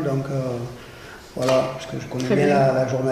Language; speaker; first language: French; native; French